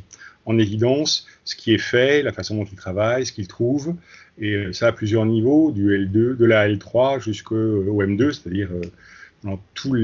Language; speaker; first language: French; native; French